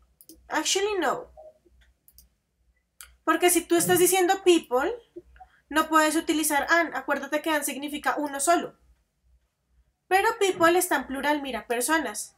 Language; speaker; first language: Spanish; native; Spanish